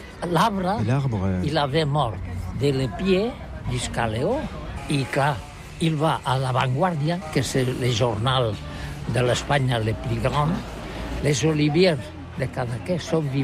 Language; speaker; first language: French; non-native, learner; Catalan